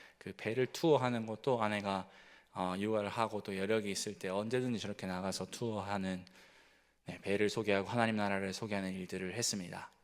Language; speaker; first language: Korean; native; Korean